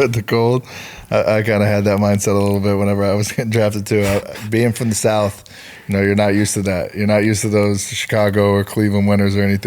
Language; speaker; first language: English; native; English